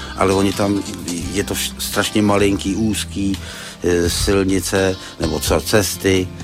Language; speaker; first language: Czech; native; Czech